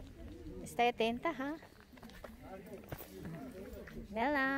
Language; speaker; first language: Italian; non-native, learner; Filipino